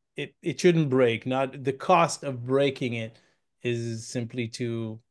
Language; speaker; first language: English; non-native, fluent; Hebrew